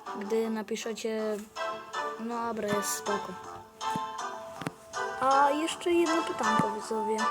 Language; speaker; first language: Polish; native; Polish